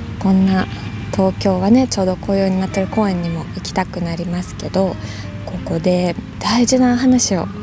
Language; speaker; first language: Japanese; non-native, fluent; Russian